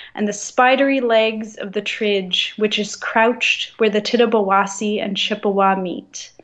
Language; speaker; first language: English; native; English